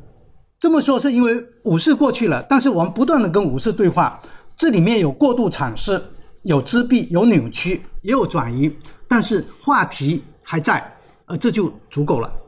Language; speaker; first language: Chinese; native; Chinese